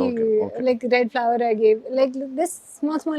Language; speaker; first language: Telugu; non-native, local second language; Hindi